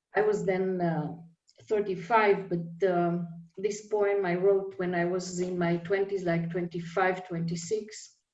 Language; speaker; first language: English; non-native, fluent; Hebrew